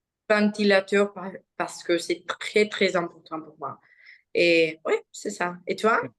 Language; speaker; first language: French; non-native, learner; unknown